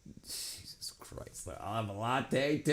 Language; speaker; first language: English; native; English